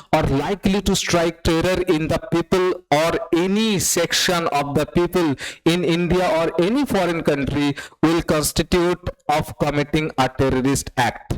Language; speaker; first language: English; non-native, local second language; Bangla